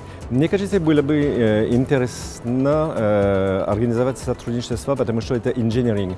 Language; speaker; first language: Russian; non-native, fluent; French